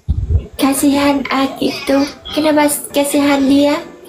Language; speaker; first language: Indonesian; non-native, learner; Vietnamese